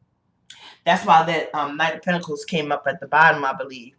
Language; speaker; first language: English; native; English